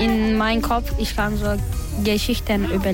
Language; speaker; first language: German; non-native, learner; Turkish